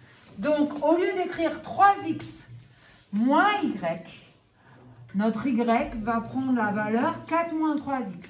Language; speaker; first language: French; native; French